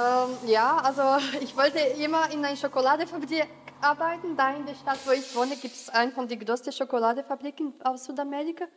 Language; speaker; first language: German; non-native, local second language; Portuguese